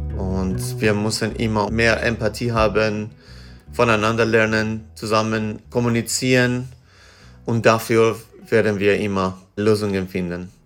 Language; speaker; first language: German; non-native, fluent; Persian